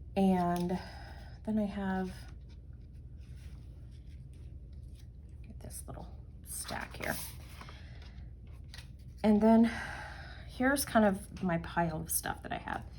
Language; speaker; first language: English; native; English